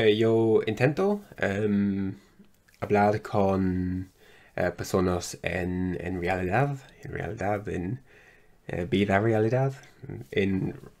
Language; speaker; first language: Spanish; non-native, learner; English